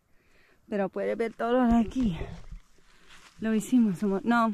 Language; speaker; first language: Spanish; non-native, fluent; English